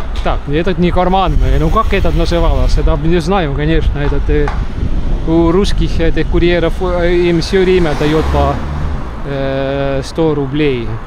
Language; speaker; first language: Russian; non-native, local second language; Estonian